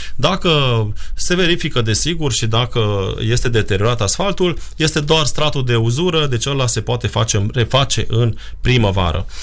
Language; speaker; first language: Romanian; non-native, local second language; Hungarian